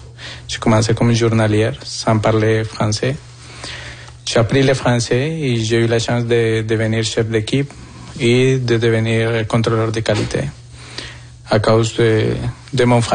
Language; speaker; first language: French; non-native, fluent; Spanish